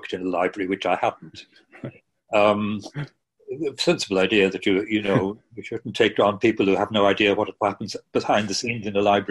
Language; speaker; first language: English; native; English